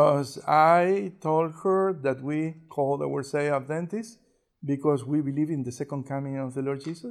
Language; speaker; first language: English; non-native, fluent; Spanish